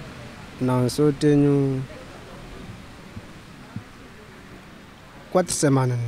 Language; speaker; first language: Portuguese; non-native, local second language; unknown